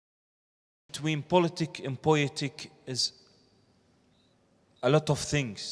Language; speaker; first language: English; non-native, learner; Arabic